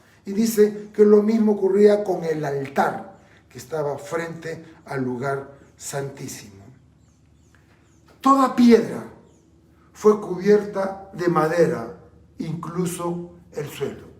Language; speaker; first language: Spanish; native; Spanish